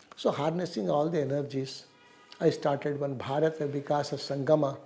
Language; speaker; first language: English; non-native, local second language; Tamil